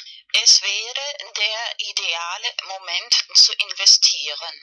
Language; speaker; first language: German; non-native, learner; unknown